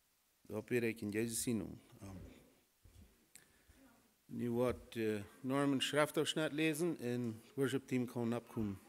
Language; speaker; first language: German; non-native, learner; Low German